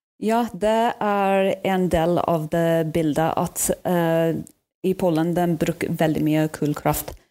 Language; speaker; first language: Norwegian; non-native, fluent; English